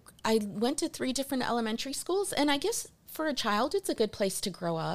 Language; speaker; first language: English; early bilingual, other home language; Portuguese